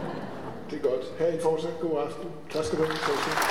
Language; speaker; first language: Danish; native; Danish